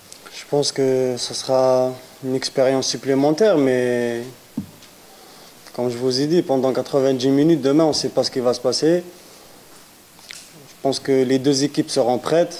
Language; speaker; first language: French; native; French